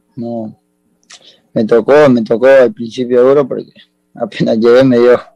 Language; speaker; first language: Spanish; native; Spanish